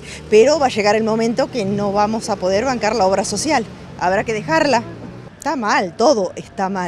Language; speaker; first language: Spanish; native; Spanish